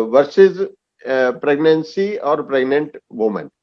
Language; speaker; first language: Hindi; non-native, local second language; Punjabi